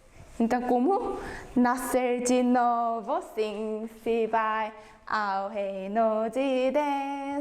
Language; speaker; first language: Portuguese; non-native, fluent; Korean